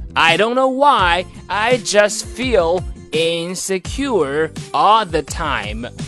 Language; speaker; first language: English; non-native, fluent; Chinese